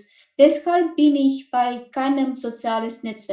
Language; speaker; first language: German; non-native, learner; Macedonian